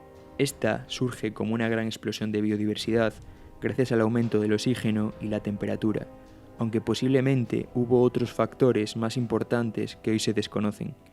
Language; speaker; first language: Spanish; native; Spanish